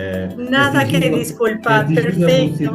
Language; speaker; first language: Portuguese; non-native, fluent; Spanish